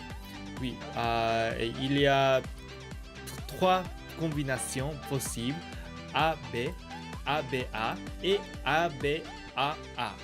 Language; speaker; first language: French; non-native, learner; Korean